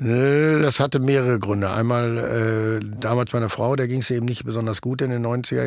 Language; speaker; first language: German; native; German